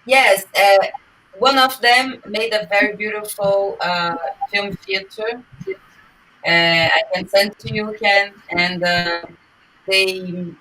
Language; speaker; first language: English; non-native, learner; Portuguese